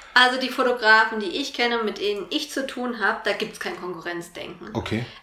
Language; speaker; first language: German; native; German